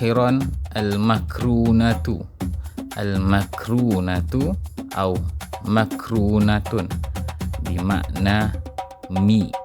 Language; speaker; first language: Arabic; non-native, fluent; Malay